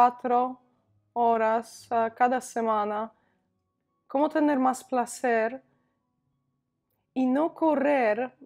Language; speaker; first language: Spanish; non-native, fluent; Polish